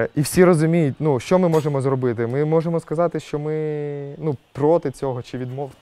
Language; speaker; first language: Ukrainian; native; Ukrainian